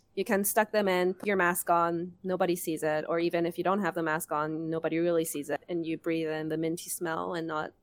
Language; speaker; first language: English; non-native, fluent; German